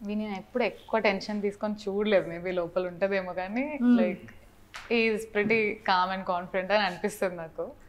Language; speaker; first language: Telugu; non-native, local second language; Tamil